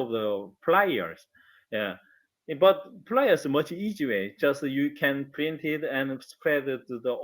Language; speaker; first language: English; non-native, learner; Korean